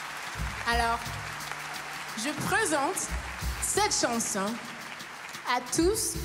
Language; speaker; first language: French; non-native, fluent; English